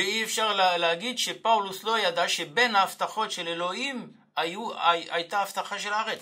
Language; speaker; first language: Hebrew; non-native, fluent; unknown